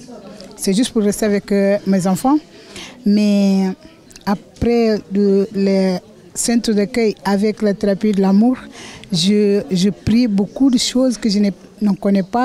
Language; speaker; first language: French; non-native, learner; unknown